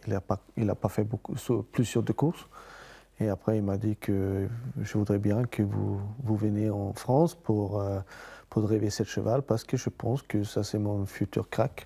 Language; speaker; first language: French; non-native, fluent; Swedish